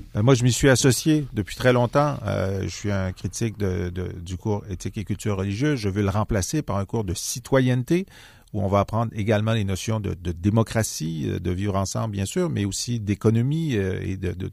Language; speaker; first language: French; native; French